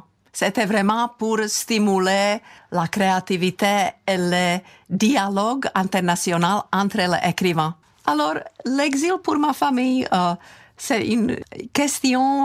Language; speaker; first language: French; non-native, fluent; Czech